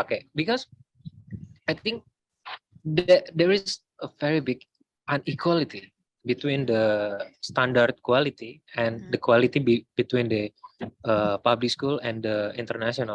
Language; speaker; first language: English; non-native, learner; Indonesian